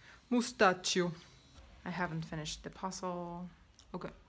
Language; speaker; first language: English; non-native, fluent; Spanish